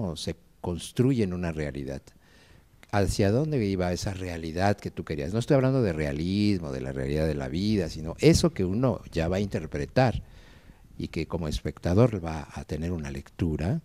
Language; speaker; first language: Spanish; native; Spanish